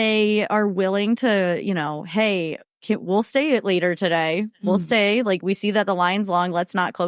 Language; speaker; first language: English; native; English